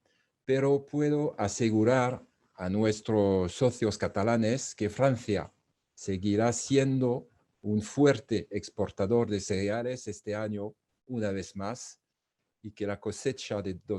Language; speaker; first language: Spanish; non-native, fluent; French